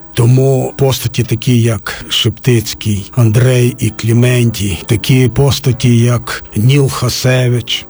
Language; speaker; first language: Ukrainian; native; Ukrainian